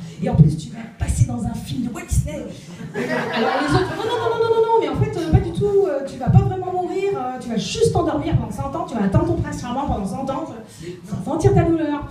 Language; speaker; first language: French; native; French